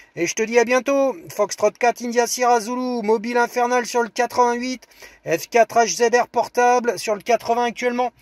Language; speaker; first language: French; native; French